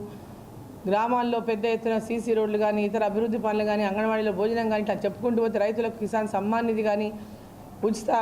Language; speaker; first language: Telugu; native; Telugu